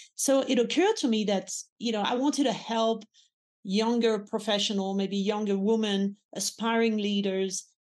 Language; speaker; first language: English; non-native, fluent; French